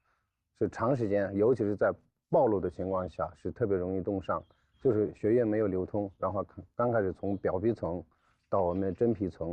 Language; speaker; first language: Chinese; native; Chinese